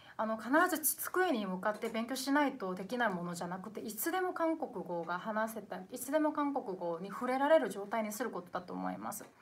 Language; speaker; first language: Japanese; non-native, fluent; Korean